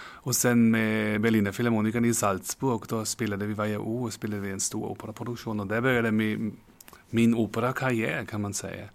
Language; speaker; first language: Swedish; non-native, fluent; German